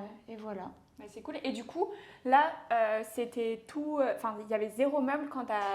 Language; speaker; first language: French; native; French